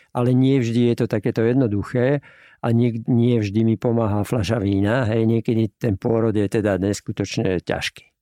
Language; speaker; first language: Slovak; native; Slovak